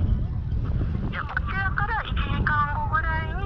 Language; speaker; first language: Japanese; native; Japanese